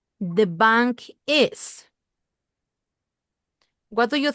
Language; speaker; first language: English; non-native, learner; Spanish